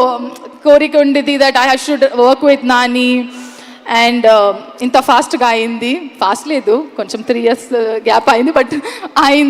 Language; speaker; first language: Telugu; non-native, learner; Kannada